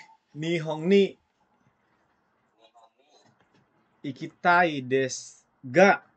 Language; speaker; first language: Japanese; non-native, fluent; Indonesian